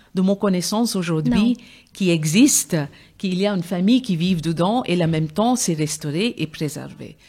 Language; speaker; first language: French; non-native, fluent; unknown